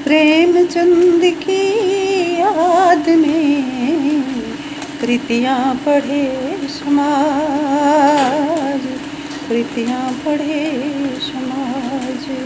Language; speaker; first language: Hindi; native; Hindi